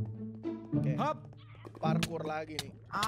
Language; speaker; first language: Indonesian; native; Indonesian